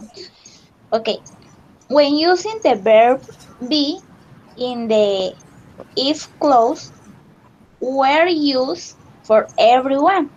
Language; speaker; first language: English; non-native, learner; Spanish